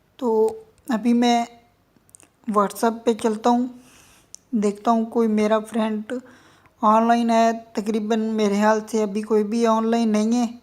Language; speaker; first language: Urdu; non-native, local second language; Punjabi